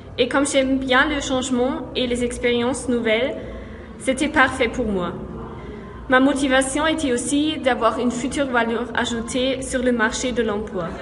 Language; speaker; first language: French; non-native, fluent; German